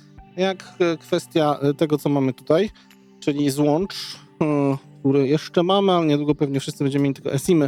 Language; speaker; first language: Polish; native; Polish